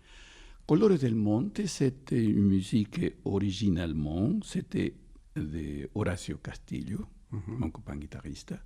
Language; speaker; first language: French; non-native, fluent; Spanish